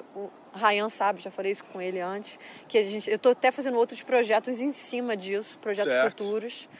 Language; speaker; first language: Portuguese; native; Portuguese